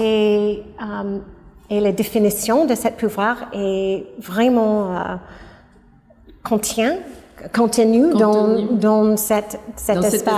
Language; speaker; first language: French; non-native, fluent; English